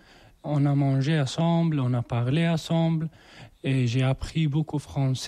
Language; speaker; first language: French; non-native, learner; Persian